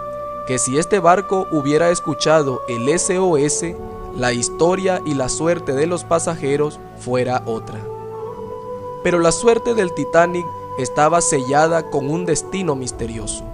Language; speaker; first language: Spanish; native; Spanish